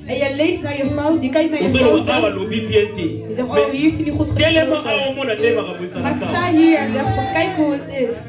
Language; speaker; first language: Dutch; non-native, learner; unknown